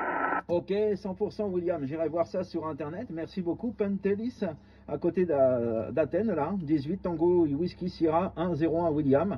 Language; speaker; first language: French; native; French